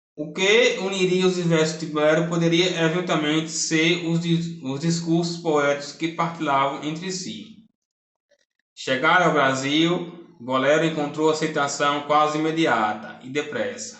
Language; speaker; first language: Portuguese; native; Portuguese